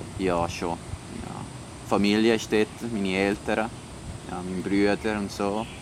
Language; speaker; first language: German; non-native, local second language; Italian